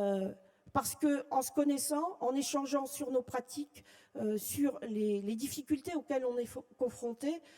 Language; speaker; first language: French; native; French